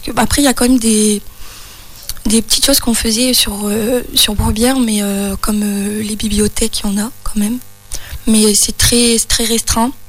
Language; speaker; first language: French; native; French